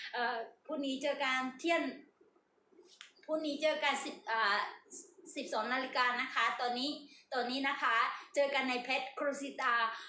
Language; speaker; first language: Thai; non-native, learner; Burmese